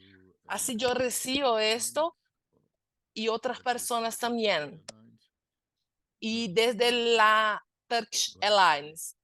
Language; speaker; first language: Spanish; non-native, fluent; Portuguese